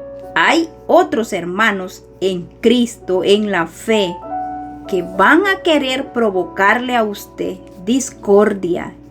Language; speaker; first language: Spanish; native; Spanish